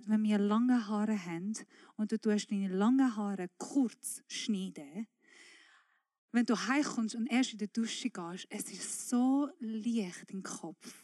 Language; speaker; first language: German; non-native, fluent; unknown